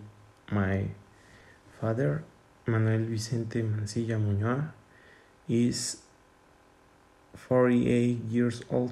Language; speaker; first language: English; non-native, learner; Spanish